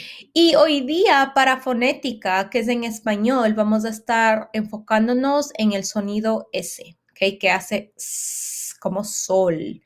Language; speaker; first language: Spanish; early bilingual, heritage; Spanish